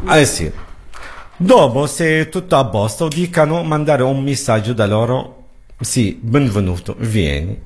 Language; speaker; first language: Italian; non-native, learner; Arabic